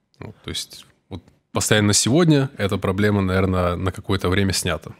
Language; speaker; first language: Russian; native; Russian